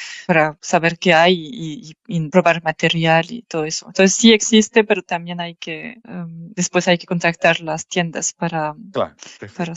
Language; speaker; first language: Spanish; non-native, fluent; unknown